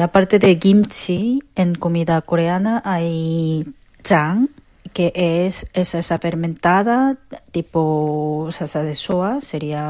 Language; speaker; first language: Spanish; non-native, fluent; Korean